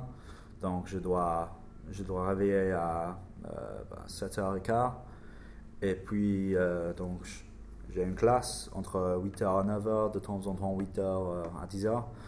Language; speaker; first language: French; non-native, learner; English